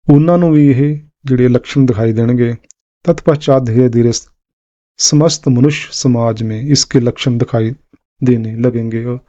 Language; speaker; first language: Hindi; non-native, local second language; Punjabi